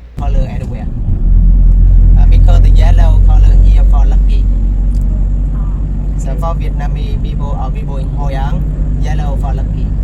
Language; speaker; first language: English; non-native, learner; Vietnamese